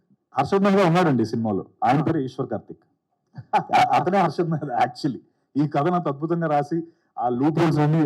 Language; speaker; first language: Telugu; native; Telugu